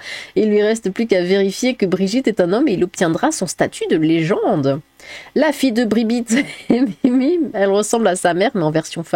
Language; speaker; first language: French; native; French